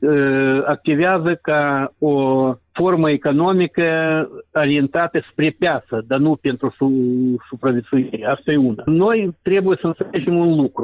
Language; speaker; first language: Romanian; non-native, local second language; Russian